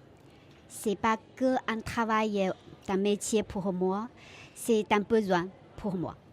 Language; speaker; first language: French; non-native, fluent; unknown